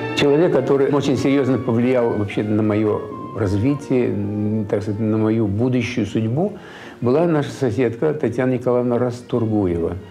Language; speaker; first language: Russian; non-native, local second language; Kazakh